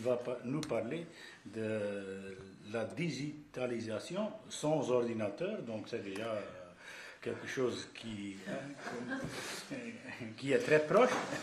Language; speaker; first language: French; non-native, local second language; Dutch